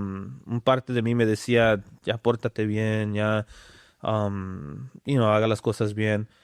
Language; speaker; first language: Spanish; early bilingual, other home language; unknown